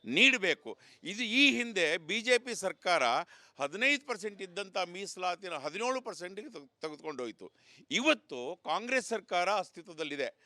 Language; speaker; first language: Kannada; non-native, local second language; Lambadi